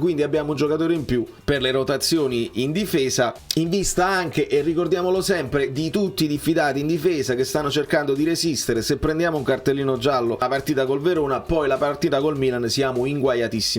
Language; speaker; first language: Italian; native; Italian